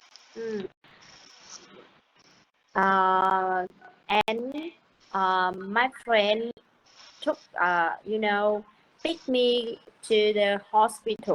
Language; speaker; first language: English; non-native, learner; Vietnamese